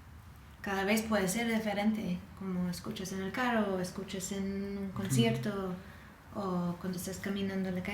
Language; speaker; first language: Spanish; non-native, fluent; English